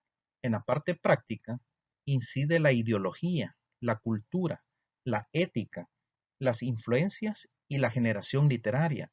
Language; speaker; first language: Spanish; native; Spanish